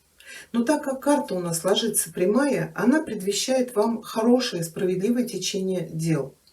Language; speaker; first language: Russian; native; Russian